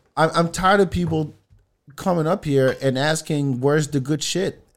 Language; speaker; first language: English; non-native, fluent; French